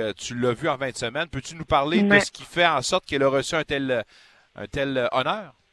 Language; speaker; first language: French; native; French